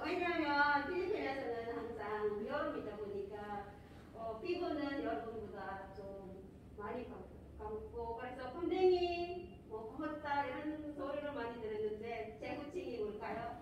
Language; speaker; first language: Korean; non-native, fluent; Filipino